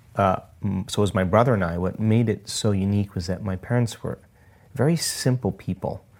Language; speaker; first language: English; early bilingual, other home language; Italian